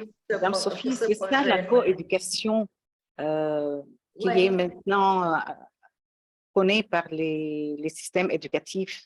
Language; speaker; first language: French; non-native, local second language; Arabic